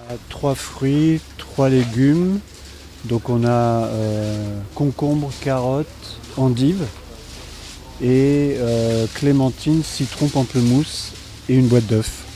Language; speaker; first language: French; native; French